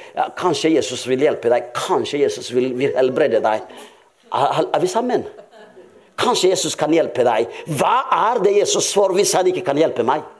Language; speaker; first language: Norwegian; non-native, fluent; Rundi